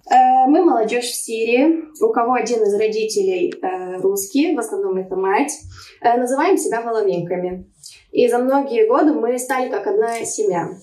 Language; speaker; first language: Russian; early bilingual, heritage; Russian